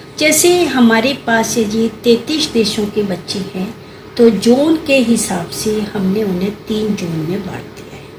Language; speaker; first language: Hindi; native; Hindi